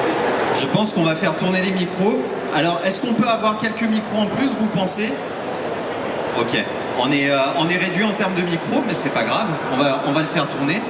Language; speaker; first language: French; native; French